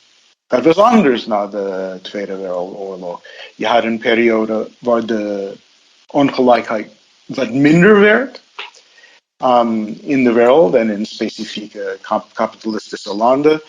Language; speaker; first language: Dutch; non-native, fluent; English